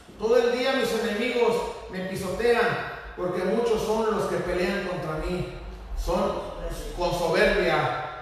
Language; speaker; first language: Spanish; native; Spanish